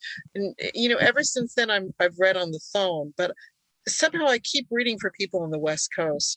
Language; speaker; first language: English; early bilingual, other home language; Hungarian